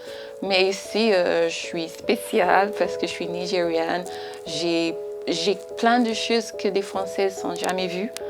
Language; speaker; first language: French; non-native, fluent; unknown